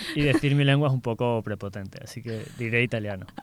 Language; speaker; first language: Spanish; native; Spanish